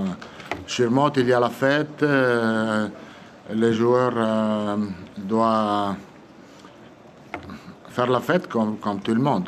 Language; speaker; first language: French; non-native, fluent; Italian